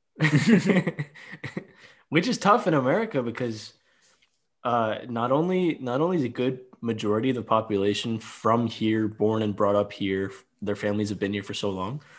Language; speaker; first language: English; early bilingual, other home language; Hindi